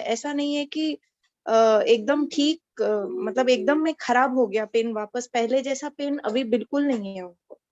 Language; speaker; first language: Hindi; non-native, local second language; Telugu